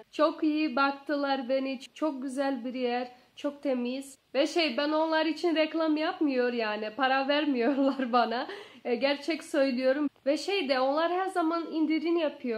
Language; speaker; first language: Turkish; non-native, learner; Portuguese